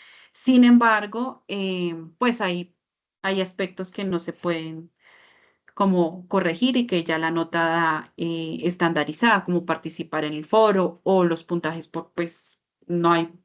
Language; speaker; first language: Spanish; native; Spanish